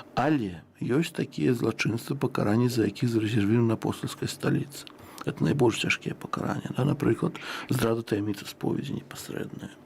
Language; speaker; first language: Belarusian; native; Belarusian